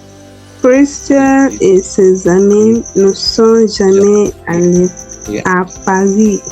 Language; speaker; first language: French; non-native, learner; English